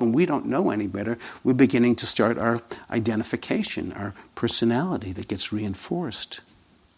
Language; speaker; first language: English; native; English